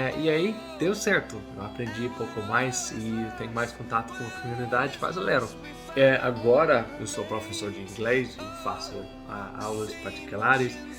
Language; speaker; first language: Portuguese; non-native, learner; English